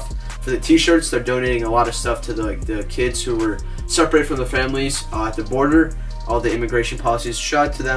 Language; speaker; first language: English; native; English